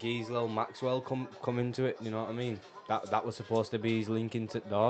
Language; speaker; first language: English; native; English